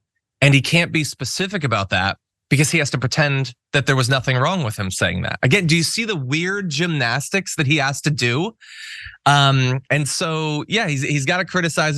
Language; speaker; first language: English; native; English